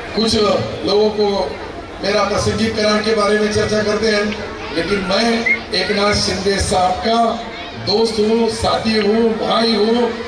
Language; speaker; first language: Hindi; non-native, local second language; Urdu